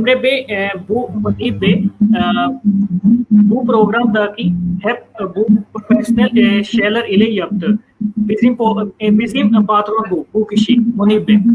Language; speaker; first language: Turkish; non-native, fluent; Urdu